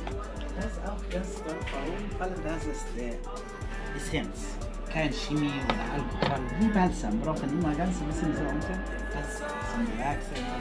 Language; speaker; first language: German; non-native, learner; Arabic